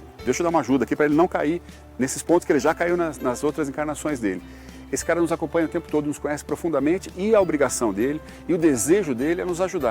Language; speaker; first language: Portuguese; native; Portuguese